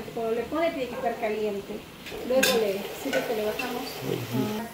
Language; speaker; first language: Spanish; native; Spanish